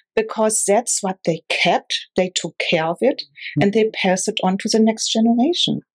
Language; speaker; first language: English; non-native, fluent; German